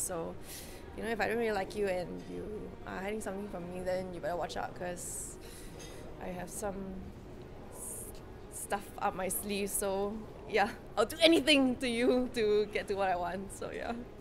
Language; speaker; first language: English; native; English